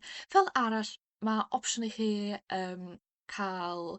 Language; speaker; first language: Welsh; non-native, local second language; English